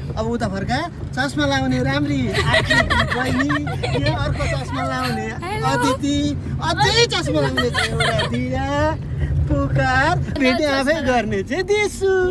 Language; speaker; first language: Nepali; native; Nepali